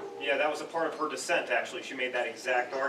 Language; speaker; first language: English; native; English